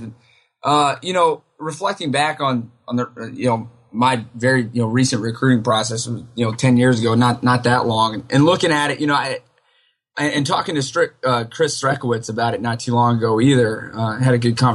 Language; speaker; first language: English; native; English